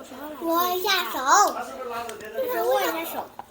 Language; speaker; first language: Chinese; native; Chinese